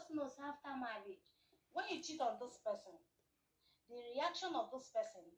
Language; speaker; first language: Nigerian Pidgin; non-native, local second language; Igbo